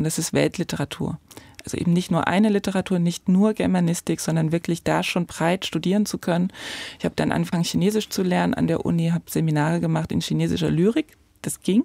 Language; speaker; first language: German; native; German